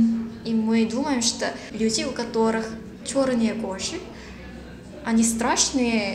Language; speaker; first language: Russian; non-native, learner; Korean